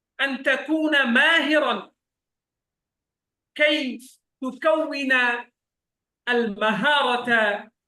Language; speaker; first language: Arabic; non-native, fluent; Bangla